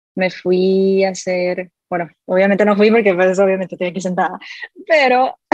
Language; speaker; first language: Spanish; native; Spanish